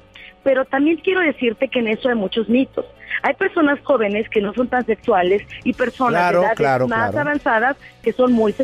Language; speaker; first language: Spanish; native; Spanish